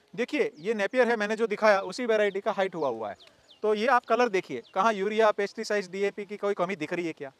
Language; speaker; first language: Hindi; non-native, local second language; Gujarati